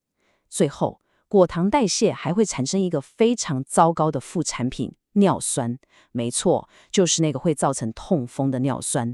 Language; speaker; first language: Chinese; native; Chinese